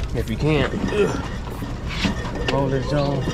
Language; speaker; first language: English; native; English